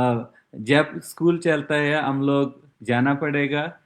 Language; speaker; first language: Hindi; non-native, local second language; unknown